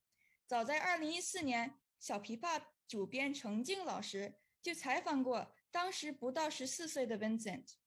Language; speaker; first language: Chinese; early bilingual, heritage; Chinese